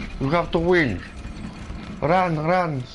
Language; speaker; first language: English; non-native, learner; Polish